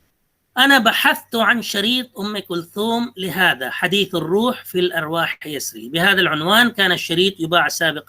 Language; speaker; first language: Arabic; non-native, fluent; Urdu